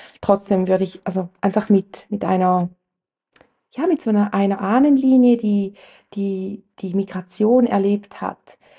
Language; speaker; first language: German; native; German